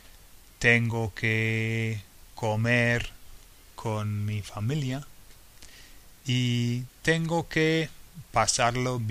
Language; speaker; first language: Spanish; non-native, fluent; English